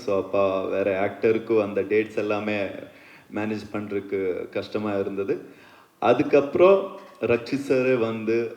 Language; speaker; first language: Tamil; non-native, learner; Kannada